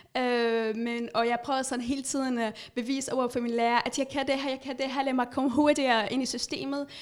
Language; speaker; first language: Danish; non-native, fluent; Arabic